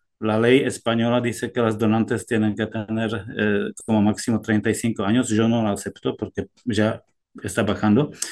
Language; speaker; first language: Spanish; non-native, fluent; Czech